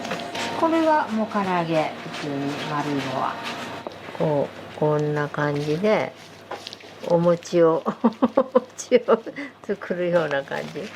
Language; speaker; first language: Japanese; native; Japanese